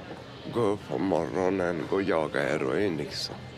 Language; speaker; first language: Swedish; non-native, fluent; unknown